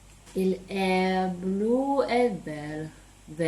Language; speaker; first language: French; non-native, learner; Chinese